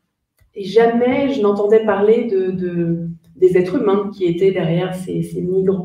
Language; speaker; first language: French; native; French